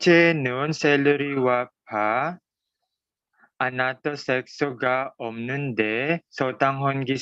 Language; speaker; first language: Korean; non-native, learner; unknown